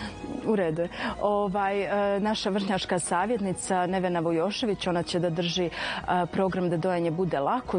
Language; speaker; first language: Serbian; native; Serbian